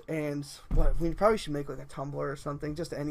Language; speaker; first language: English; native; English